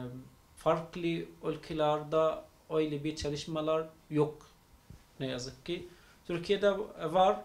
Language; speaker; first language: Turkish; non-native, fluent; Arabic